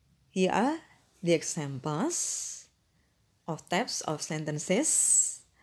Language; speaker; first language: English; non-native, fluent; Indonesian